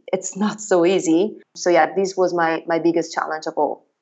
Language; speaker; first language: English; non-native, fluent; Italian